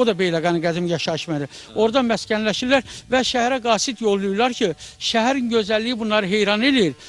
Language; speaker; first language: Azerbaijani; native; Azerbaijani